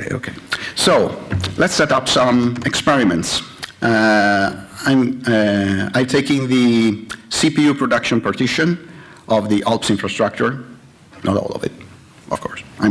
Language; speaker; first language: English; non-native, fluent; Italian